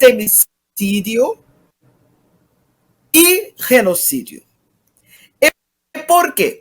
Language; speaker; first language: Spanish; non-native, fluent; Portuguese